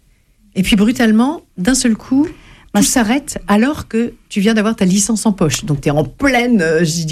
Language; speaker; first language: French; native; French